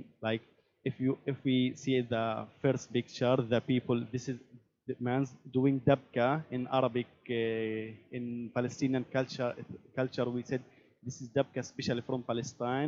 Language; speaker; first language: English; non-native, learner; Arabic